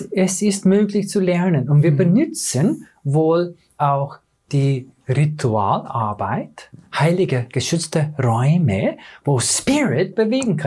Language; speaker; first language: German; non-native, fluent; English